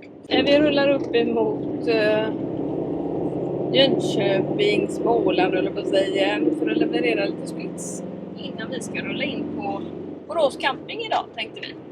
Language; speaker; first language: Swedish; native; Swedish